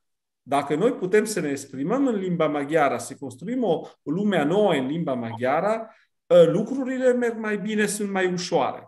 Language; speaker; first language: Romanian; non-native, fluent; Italian